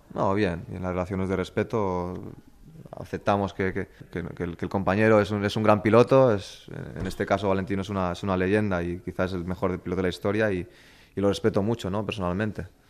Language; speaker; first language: Spanish; native; Spanish